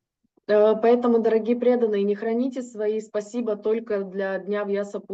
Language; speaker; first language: Russian; native; Russian